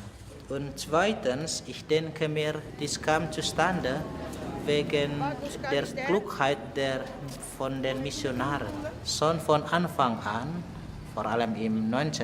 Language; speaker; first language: German; non-native, fluent; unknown